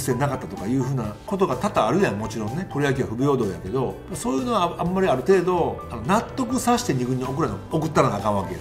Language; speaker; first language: Japanese; native; Japanese